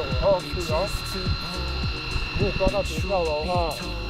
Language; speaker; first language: Chinese; native; Chinese